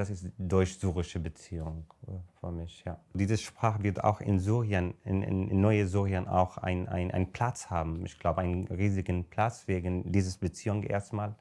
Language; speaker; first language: German; non-native, fluent; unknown